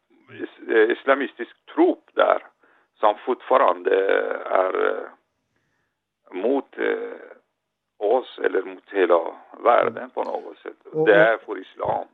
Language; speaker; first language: Swedish; non-native, learner; Persian